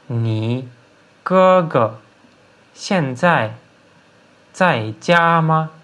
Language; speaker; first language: Chinese; non-native, fluent; Turkmen